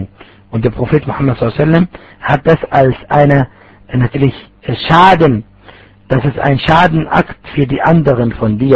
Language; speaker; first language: German; non-native, fluent; Arabic